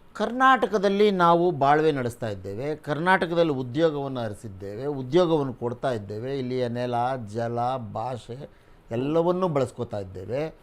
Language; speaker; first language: Kannada; native; Kannada